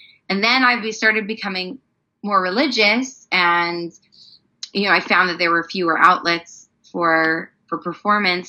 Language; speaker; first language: English; native; English